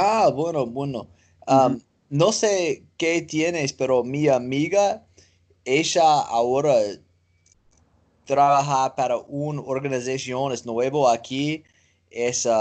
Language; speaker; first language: Spanish; non-native, learner; English